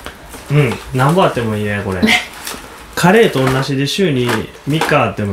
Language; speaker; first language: Japanese; native; Japanese